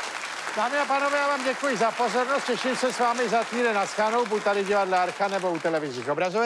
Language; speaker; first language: Czech; native; Czech